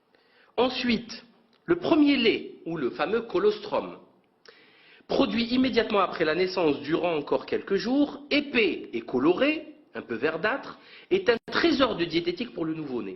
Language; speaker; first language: French; native; French